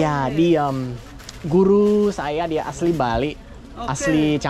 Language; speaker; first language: Indonesian; non-native, learner; English